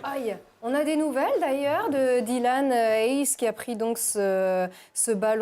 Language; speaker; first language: French; native; French